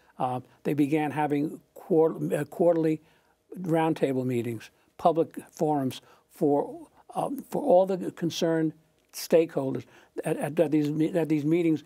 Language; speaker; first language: English; native; English